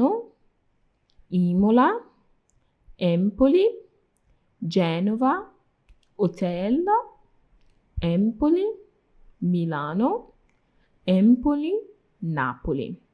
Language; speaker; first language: Italian; non-native, fluent; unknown